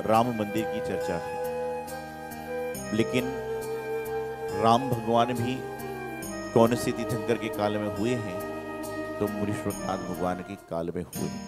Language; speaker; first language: Hindi; native; Hindi